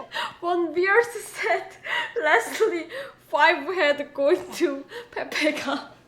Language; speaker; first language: English; non-native, learner; Korean